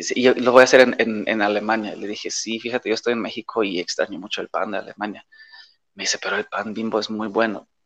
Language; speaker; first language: Spanish; non-native, fluent; Polish